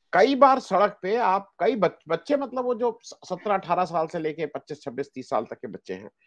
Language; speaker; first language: Hindi; native; Hindi